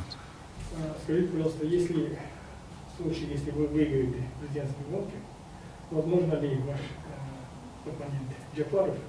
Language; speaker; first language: Russian; non-native, local second language; Kyrgyz